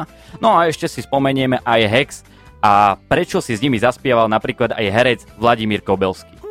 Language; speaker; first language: Slovak; native; Slovak